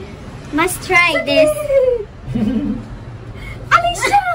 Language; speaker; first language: English; non-native, local second language; Filipino